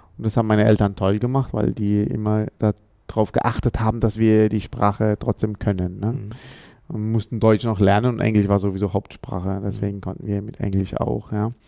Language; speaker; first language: German; early bilingual, other home language; Amharic